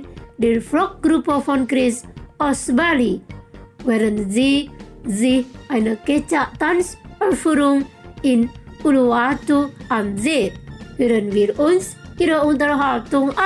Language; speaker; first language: German; non-native, fluent; Indonesian